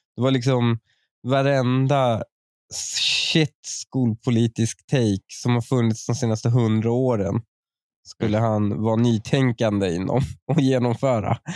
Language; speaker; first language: Swedish; native; Swedish